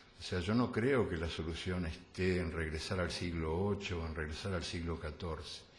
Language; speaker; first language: Spanish; native; Spanish